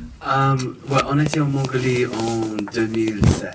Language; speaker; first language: French; non-native, fluent; English